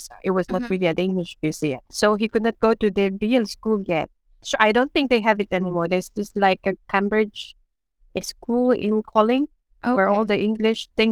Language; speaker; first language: English; non-native, local second language; Iloko